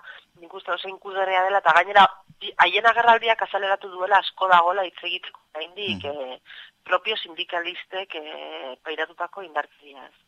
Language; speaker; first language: Basque; native; Basque